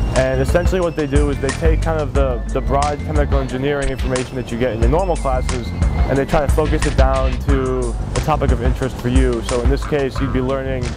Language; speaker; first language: English; native; English